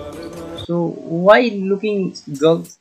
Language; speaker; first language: English; non-native, learner; Hindi